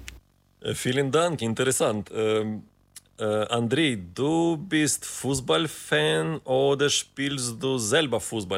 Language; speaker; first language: German; non-native, fluent; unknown